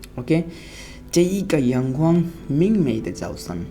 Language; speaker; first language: Chinese; non-native, fluent; Bangla